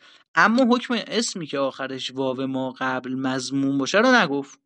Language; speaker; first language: Persian; native; Persian